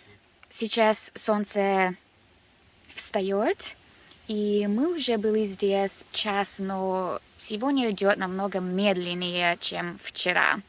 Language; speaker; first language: Russian; non-native, learner; English